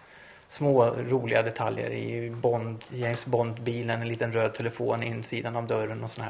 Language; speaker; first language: Swedish; native; Swedish